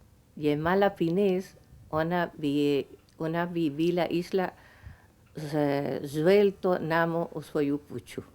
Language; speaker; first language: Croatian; early bilingual, heritage; Spanish